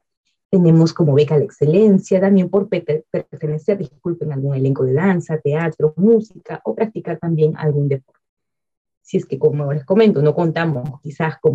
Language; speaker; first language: Spanish; native; Spanish